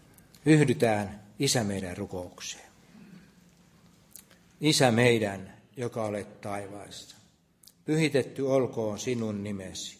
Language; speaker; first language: Finnish; native; Finnish